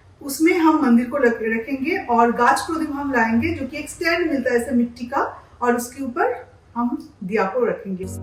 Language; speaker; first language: Hindi; non-native, local second language; Bangla